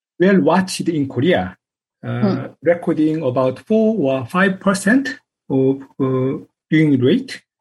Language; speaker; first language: English; non-native, fluent; Korean